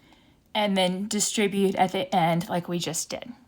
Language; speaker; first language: English; native; English